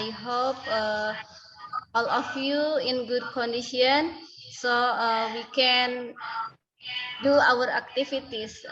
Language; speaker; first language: English; non-native, learner; Indonesian